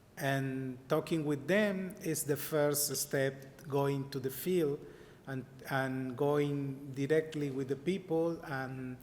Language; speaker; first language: English; non-native, learner; Spanish